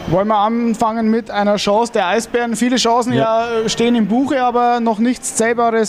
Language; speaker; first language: German; native; German